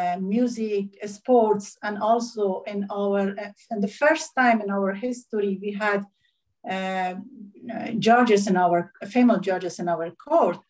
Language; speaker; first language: English; non-native, learner; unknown